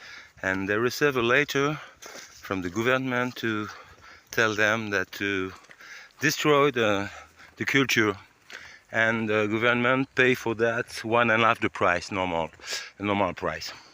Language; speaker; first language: English; non-native, learner; French